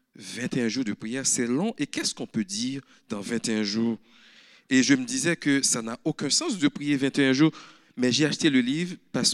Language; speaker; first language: French; native; French